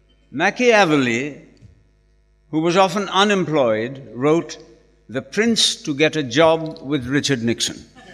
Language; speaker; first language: English; non-native, local second language; Urdu